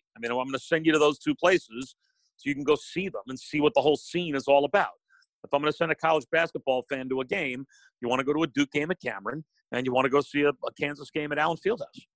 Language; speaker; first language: English; native; English